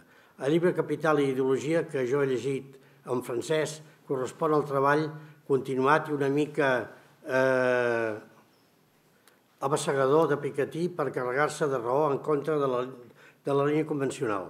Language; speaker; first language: Catalan; native; Catalan